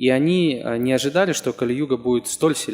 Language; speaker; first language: Russian; native; Russian